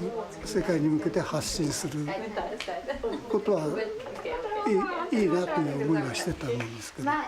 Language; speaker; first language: Japanese; native; Japanese